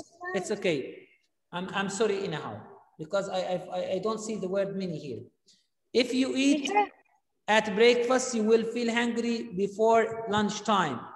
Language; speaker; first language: English; non-native, fluent; Arabic